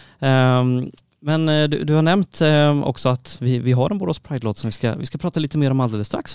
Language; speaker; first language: Swedish; native; Swedish